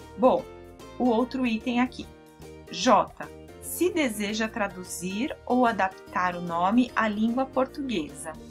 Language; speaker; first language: Portuguese; native; Portuguese